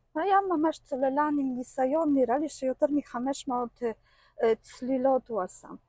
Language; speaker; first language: Hebrew; non-native, fluent; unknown